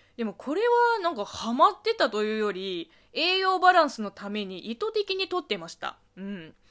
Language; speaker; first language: Japanese; non-native, fluent; Chinese